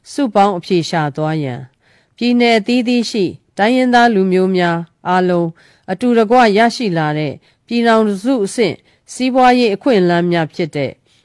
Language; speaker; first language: Burmese; native; Burmese